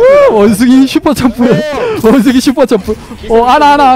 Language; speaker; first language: Korean; native; Korean